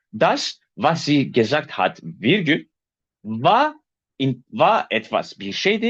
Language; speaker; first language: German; non-native, fluent; Turkish